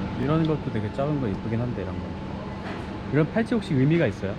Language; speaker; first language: Korean; native; Korean